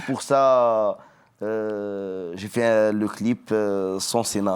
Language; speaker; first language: French; non-native, learner; Arabic